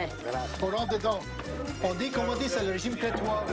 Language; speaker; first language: French; non-native, fluent; Greek